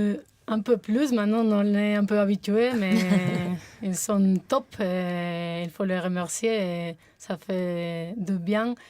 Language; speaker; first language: French; non-native, fluent; Spanish